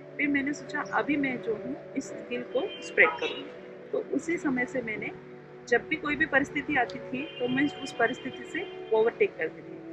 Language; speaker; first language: Hindi; non-native, local second language; Telugu